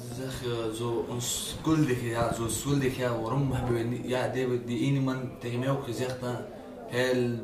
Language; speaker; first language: Dutch; non-native, learner; Pashto